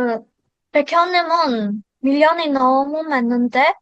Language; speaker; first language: Korean; non-native, learner; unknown